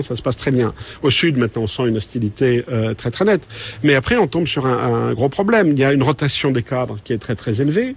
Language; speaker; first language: French; native; French